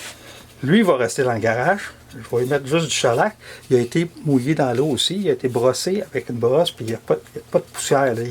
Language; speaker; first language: French; native; French